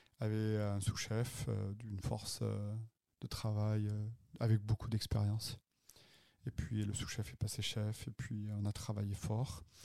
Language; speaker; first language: French; native; French